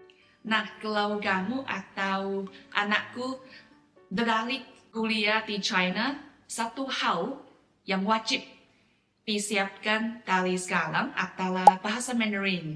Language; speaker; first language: Indonesian; non-native, fluent; Chinese